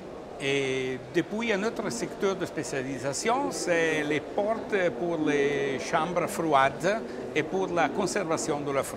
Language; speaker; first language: French; non-native, learner; Italian